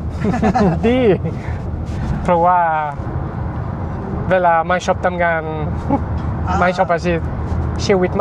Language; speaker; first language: Thai; non-native, learner; French